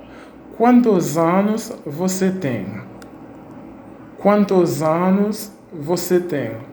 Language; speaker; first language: Portuguese; non-native, fluent; Haitian Creole